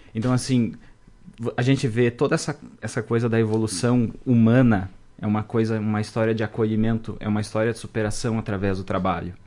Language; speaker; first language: Portuguese; native; Portuguese